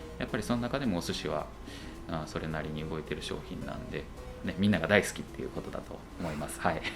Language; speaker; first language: Japanese; native; Japanese